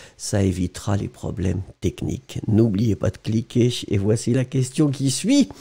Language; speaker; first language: French; native; French